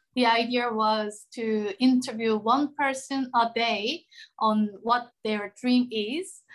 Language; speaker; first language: English; non-native, fluent; Korean